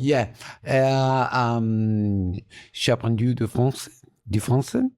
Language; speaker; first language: French; non-native, learner; Spanish